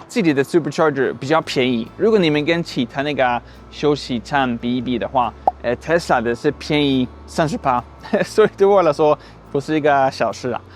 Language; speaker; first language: Chinese; non-native, fluent; Swedish